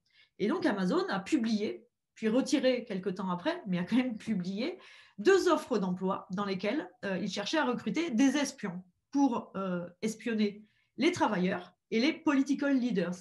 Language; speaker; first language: French; native; French